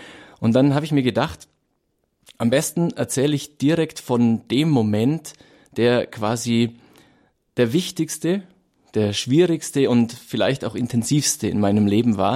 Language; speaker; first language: German; native; German